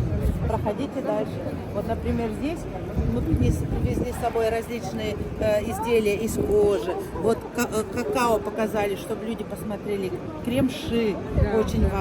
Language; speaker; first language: Russian; non-native, fluent; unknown